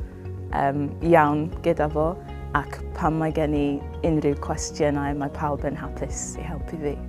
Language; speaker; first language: Welsh; non-native, learner; English